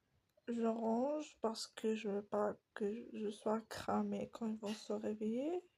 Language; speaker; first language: French; native; French